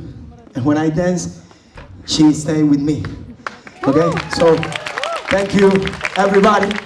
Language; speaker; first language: English; non-native, learner; Spanish